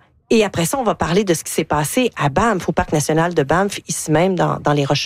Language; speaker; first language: French; native; French